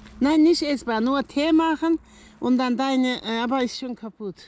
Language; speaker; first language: German; non-native, learner; Turkish